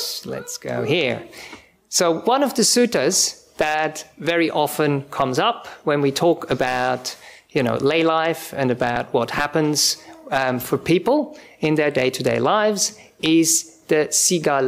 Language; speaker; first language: English; non-native, fluent; German